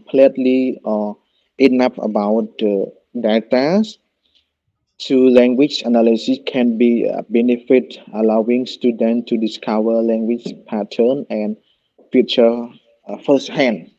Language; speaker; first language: English; non-native, learner; Khmer